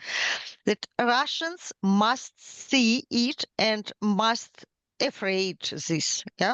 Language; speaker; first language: English; non-native, learner; Ukrainian